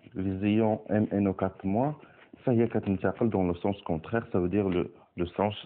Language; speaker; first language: French; non-native, local second language; Arabic